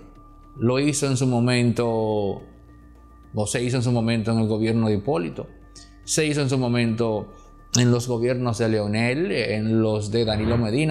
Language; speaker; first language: Spanish; native; Spanish